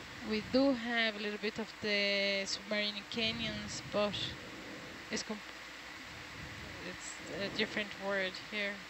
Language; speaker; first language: English; non-native, fluent; Portuguese